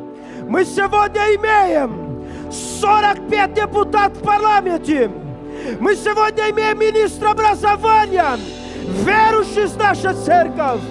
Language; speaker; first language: Russian; non-native, learner; Portuguese